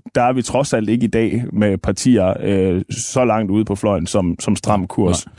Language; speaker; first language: Danish; native; Danish